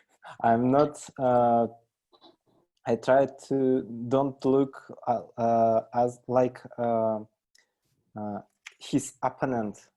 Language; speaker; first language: English; non-native, learner; Russian